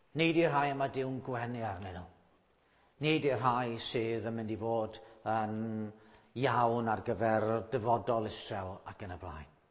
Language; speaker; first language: Welsh; native; Welsh